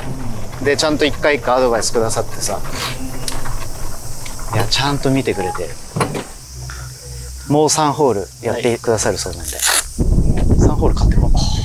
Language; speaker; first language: Japanese; native; Japanese